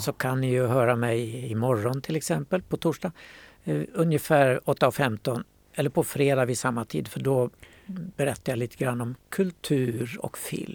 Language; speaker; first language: Swedish; native; Swedish